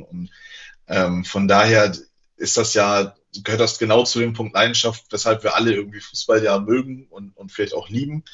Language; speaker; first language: German; native; German